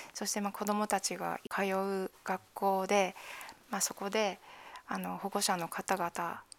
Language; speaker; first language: Japanese; native; Japanese